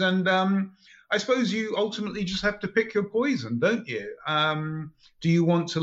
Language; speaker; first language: English; native; English